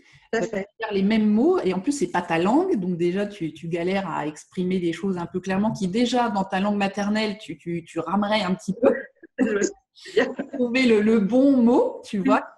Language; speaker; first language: French; native; French